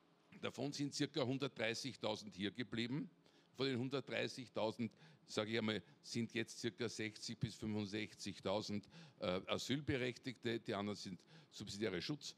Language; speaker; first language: German; native; German